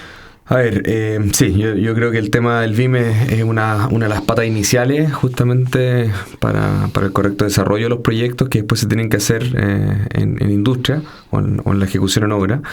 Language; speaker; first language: Spanish; native; Spanish